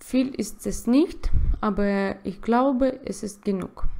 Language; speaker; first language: German; non-native, learner; Russian